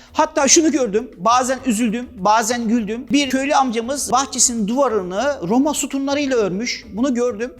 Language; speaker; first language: Turkish; native; Turkish